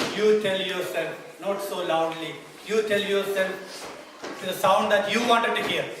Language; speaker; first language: English; non-native, local second language; Malayalam